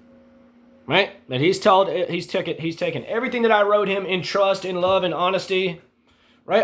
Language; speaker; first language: English; native; English